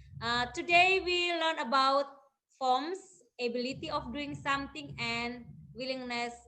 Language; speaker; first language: English; non-native, local second language; Indonesian